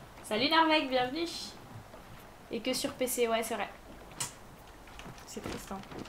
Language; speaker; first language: French; native; French